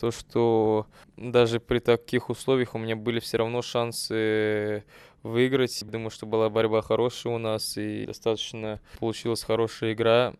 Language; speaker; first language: Russian; native; Russian